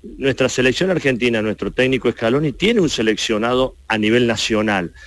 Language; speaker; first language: Spanish; native; Spanish